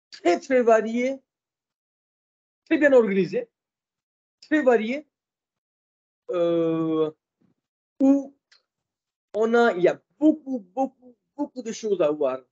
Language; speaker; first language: French; non-native, fluent; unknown